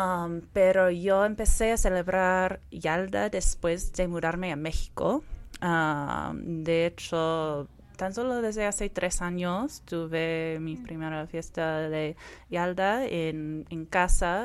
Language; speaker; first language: Spanish; non-native, fluent; English